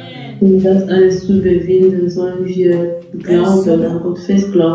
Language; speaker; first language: German; non-native, fluent; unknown